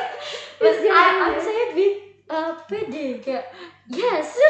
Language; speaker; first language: English; non-native, learner; Indonesian